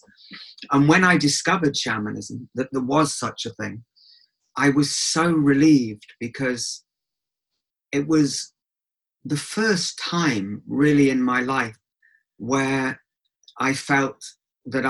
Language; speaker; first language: English; native; English